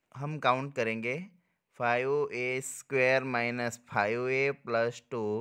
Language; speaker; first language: Hindi; non-native, local second language; Gujarati